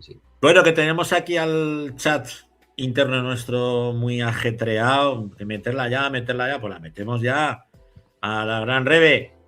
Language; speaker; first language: Spanish; native; Spanish